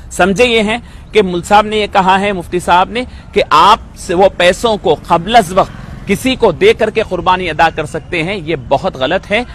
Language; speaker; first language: Urdu; native; Urdu